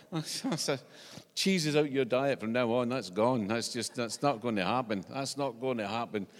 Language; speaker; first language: English; native; English